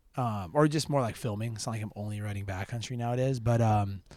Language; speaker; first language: English; native; English